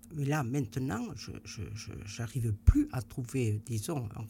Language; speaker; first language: French; native; French